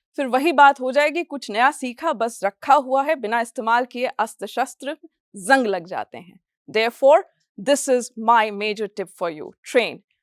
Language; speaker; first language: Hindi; non-native, fluent; English